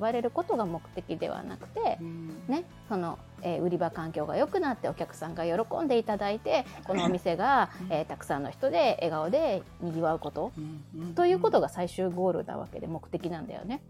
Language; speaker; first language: Japanese; native; Japanese